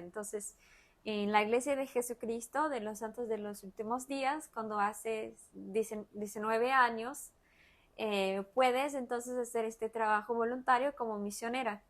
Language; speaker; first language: Spanish; non-native, fluent; Portuguese